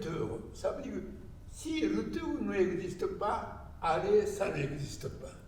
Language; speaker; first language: French; non-native, learner; Japanese